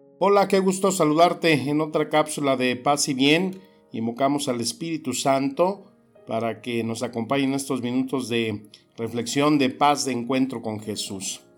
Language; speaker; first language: Spanish; native; Spanish